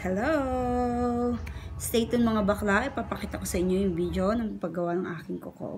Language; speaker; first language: Filipino; native; Filipino